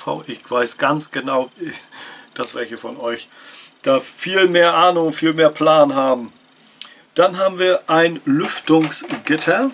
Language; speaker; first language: German; native; German